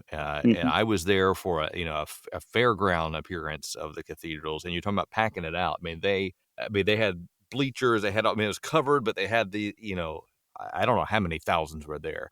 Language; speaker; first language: English; native; English